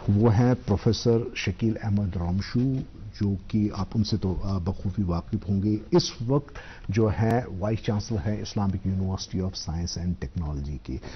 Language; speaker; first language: Hindi; non-native, local second language; Kashmiri